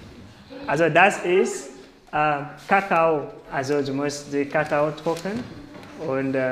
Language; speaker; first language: German; non-native, learner; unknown